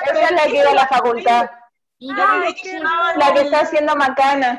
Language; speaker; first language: Spanish; native; Spanish